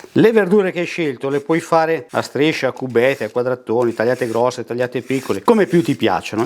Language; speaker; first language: Italian; native; Italian